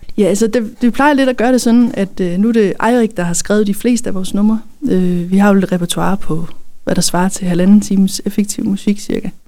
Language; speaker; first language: Danish; native; Danish